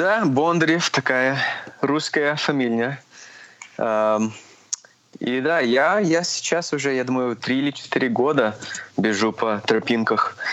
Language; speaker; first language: Russian; early bilingual, heritage; Russian